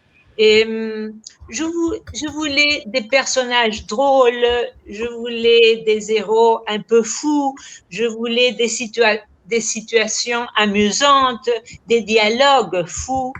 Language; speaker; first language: French; non-native, fluent; Spanish